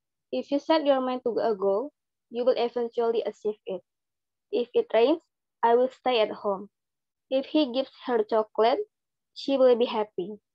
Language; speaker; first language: English; non-native, learner; Indonesian